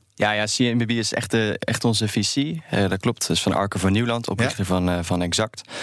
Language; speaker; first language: Dutch; native; Dutch